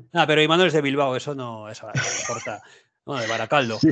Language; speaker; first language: Spanish; native; Spanish